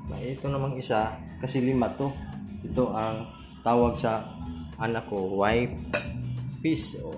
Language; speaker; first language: Filipino; non-native, local second language; Cebuano